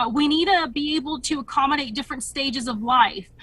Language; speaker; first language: English; early bilingual, other home language; Spanish